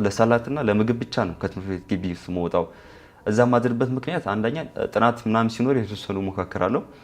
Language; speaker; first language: Amharic; non-native, local second language; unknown